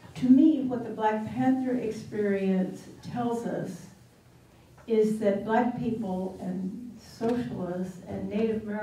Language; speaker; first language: English; native; English